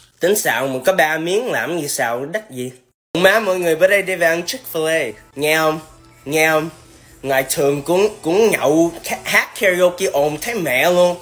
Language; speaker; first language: Vietnamese; early bilingual, heritage; Vietnamese